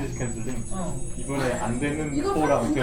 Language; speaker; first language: Korean; native; Korean